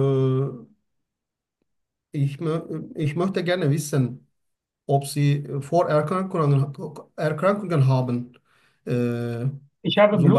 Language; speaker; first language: German; non-native, learner; Turkish